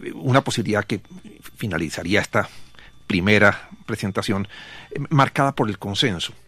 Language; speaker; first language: Spanish; native; Spanish